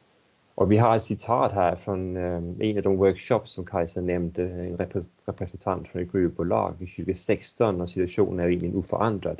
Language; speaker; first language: Swedish; native; Swedish